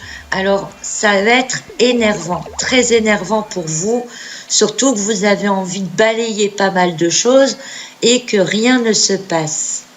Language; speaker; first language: French; native; French